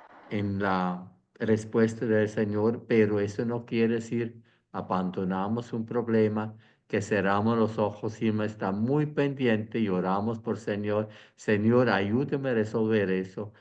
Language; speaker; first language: Spanish; non-native, fluent; Swiss German